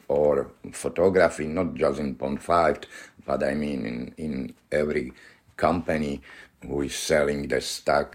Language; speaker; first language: English; non-native, learner; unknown